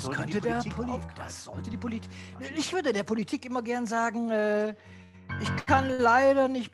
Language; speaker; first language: German; native; German